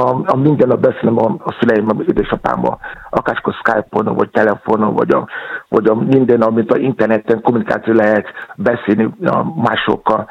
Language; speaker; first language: Hungarian; non-native, fluent; Yoruba